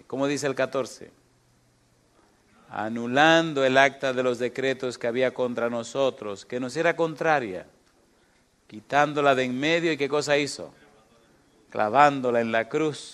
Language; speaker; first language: Spanish; native; Spanish